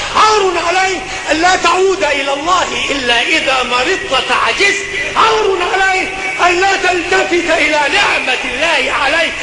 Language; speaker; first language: Arabic; non-native, local second language; Ngazidja Comorian